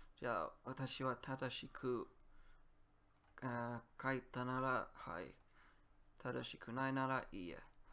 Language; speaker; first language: Japanese; non-native, learner; Polish